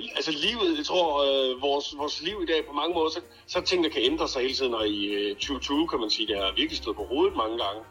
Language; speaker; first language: Danish; native; Danish